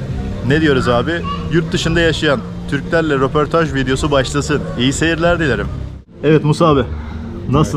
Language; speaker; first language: Turkish; native; Turkish